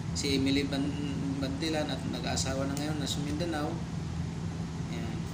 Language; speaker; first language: Filipino; non-native, local second language; Cebuano